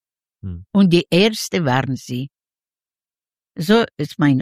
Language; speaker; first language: German; non-native, learner; Yiddish